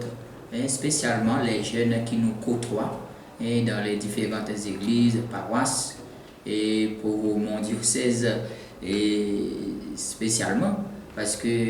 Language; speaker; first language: French; non-native, local second language; Haitian Creole